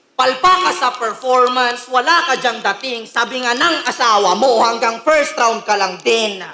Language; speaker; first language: Filipino; native; Filipino